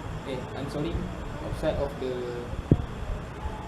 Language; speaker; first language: English; non-native, learner; Malay